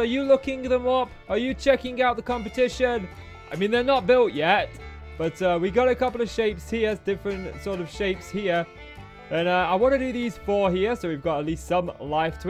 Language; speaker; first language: English; native; English